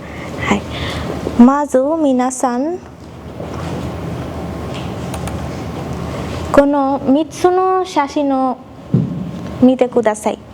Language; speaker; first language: Japanese; non-native, fluent; Bangla